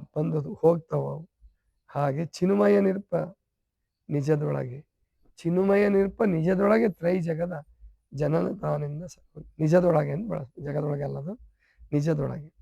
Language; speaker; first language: Kannada; native; Kannada